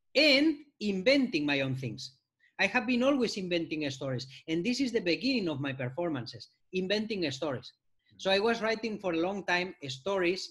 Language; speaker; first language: English; non-native, fluent; Spanish